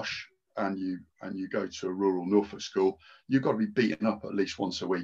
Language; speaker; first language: English; native; English